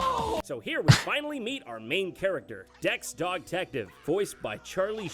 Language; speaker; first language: English; native; English